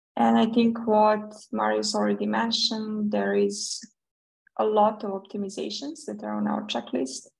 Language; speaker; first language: English; non-native, fluent; Serbian